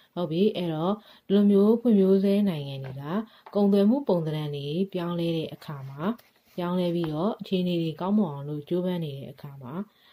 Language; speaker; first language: Burmese; native; Burmese